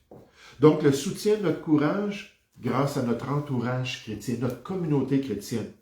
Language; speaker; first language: French; native; French